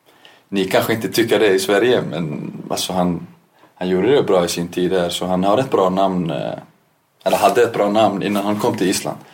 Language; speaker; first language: Swedish; non-native, fluent; Icelandic